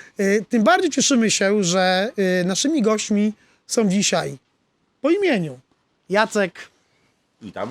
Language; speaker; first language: Polish; native; Polish